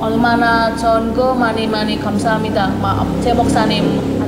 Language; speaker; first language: Korean; non-native, learner; Indonesian